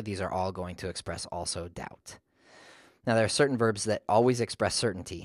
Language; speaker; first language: English; native; English